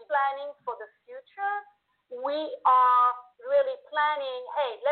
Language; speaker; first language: English; non-native, fluent; French